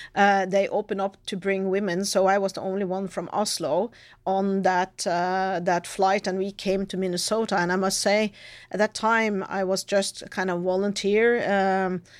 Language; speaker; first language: English; non-native, fluent; Norwegian